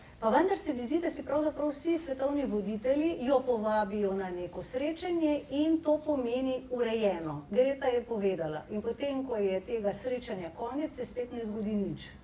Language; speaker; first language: Slovenian; native; Slovenian